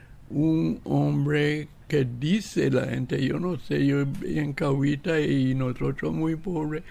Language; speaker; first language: Spanish; non-native, local second language; English